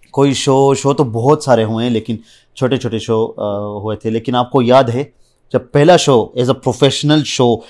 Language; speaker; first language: Urdu; early bilingual, heritage; Urdu